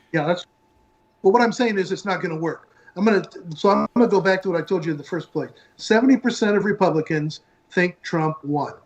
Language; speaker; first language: English; native; English